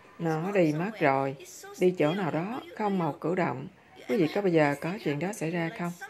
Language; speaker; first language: Vietnamese; native; Vietnamese